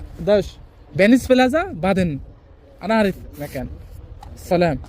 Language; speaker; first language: Arabic; non-native, learner; Bangla